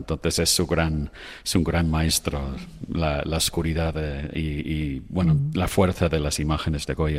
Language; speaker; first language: Spanish; non-native, fluent; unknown